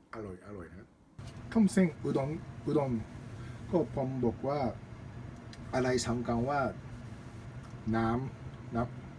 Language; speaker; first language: Thai; non-native, learner; Japanese